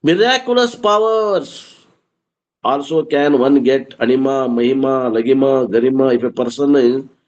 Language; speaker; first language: English; non-native, local second language; Kannada